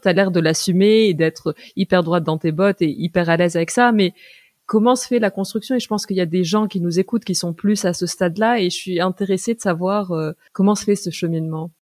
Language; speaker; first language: French; native; French